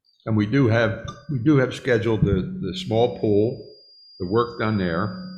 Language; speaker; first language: English; native; English